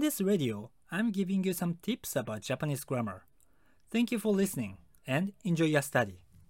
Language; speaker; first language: English; non-native, fluent; Japanese